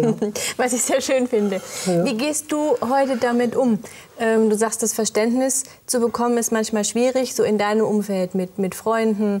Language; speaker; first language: German; native; German